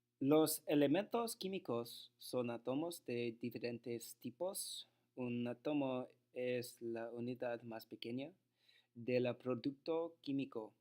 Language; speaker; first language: Spanish; non-native, learner; English